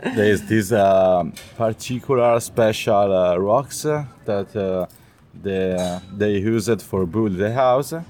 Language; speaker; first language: English; non-native, learner; Italian